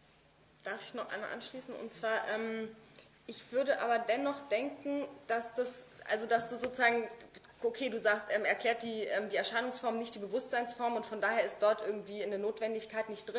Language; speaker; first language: German; native; German